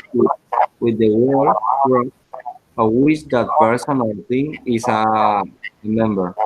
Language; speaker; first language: English; non-native, learner; Spanish